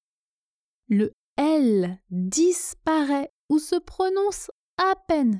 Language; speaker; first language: French; native; French